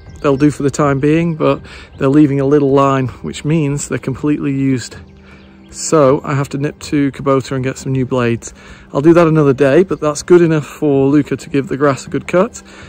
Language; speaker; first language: English; native; English